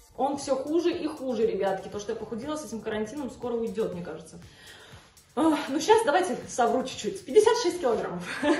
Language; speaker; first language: Russian; native; Russian